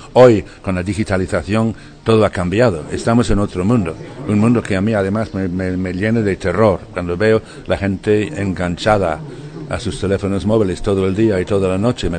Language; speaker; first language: Spanish; non-native, fluent; English